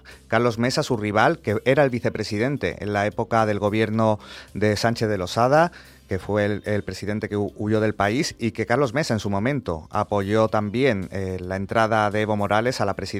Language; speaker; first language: Spanish; native; Spanish